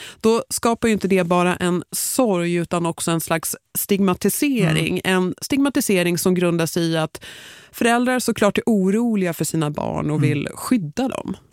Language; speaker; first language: Swedish; native; Swedish